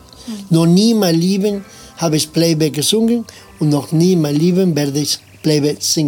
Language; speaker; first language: German; non-native, fluent; Spanish